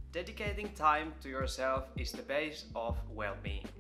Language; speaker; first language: English; non-native, fluent; Finnish